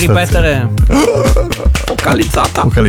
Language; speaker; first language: Italian; native; Italian